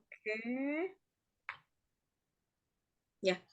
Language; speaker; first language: English; non-native, fluent; Indonesian